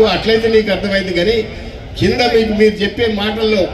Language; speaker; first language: Telugu; native; Telugu